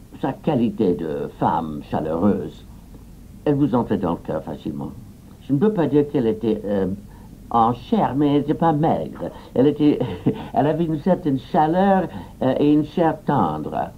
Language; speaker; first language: French; non-native, fluent; English